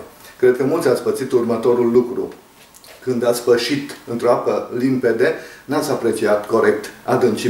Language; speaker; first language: Romanian; native; Romanian